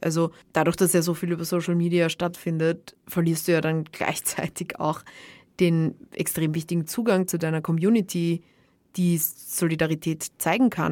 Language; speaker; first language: German; native; German